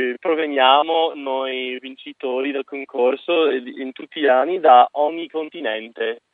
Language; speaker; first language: Italian; non-native, fluent; English